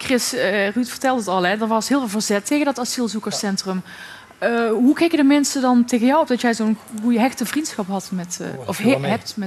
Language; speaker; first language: Dutch; native; Dutch